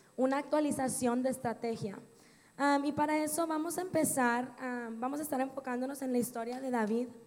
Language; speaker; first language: Spanish; early bilingual, other home language; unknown